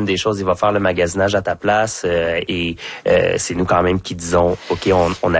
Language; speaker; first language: French; native; French